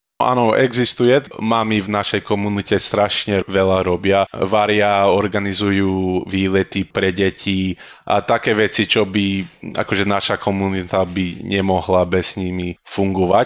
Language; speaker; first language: Slovak; early bilingual, heritage; Slovak